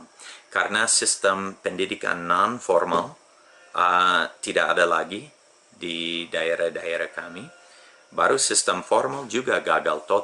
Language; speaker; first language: Indonesian; non-native, fluent; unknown